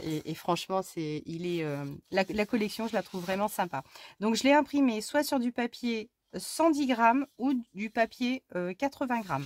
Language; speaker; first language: French; native; French